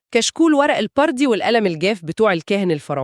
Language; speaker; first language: Arabic; native; Arabic